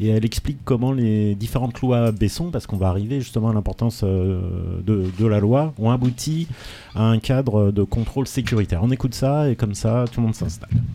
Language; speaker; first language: French; native; French